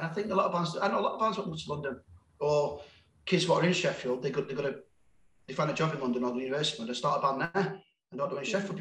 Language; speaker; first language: English; native; English